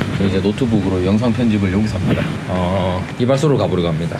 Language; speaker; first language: Korean; native; Korean